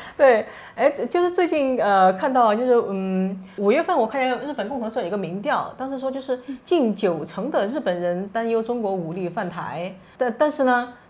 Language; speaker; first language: Chinese; native; Chinese